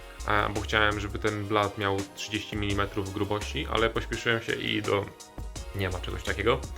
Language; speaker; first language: Polish; native; Polish